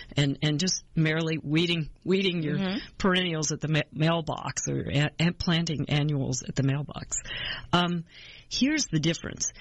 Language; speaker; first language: English; native; English